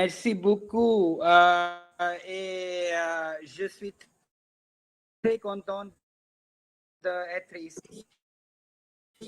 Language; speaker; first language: French; non-native, learner; Hindi